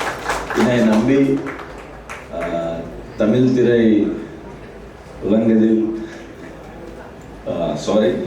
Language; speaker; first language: Tamil; non-native, learner; Telugu